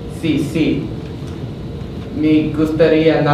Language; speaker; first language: Spanish; non-native, learner; English